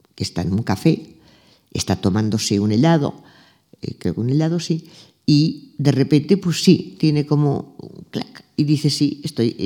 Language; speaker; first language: Spanish; native; Spanish